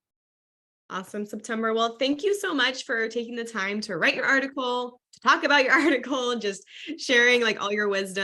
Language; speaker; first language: English; native; English